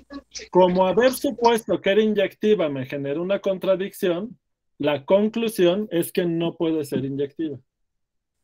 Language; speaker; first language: Spanish; native; Spanish